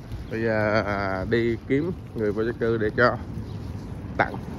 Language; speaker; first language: Vietnamese; native; Vietnamese